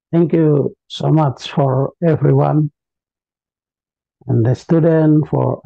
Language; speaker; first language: English; non-native, learner; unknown